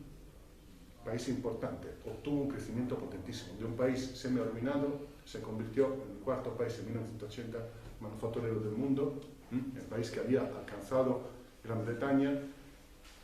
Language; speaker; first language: Spanish; non-native, fluent; Italian